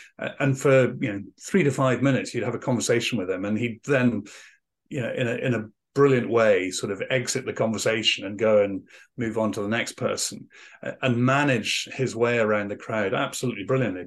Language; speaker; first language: English; native; English